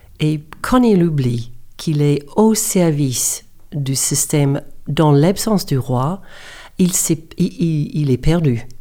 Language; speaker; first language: French; non-native, fluent; English